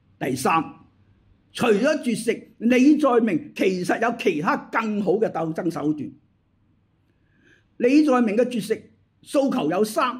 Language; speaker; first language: Chinese; native; Chinese